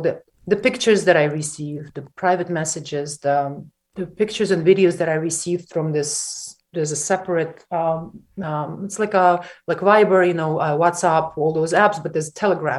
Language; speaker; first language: English; non-native, fluent; Russian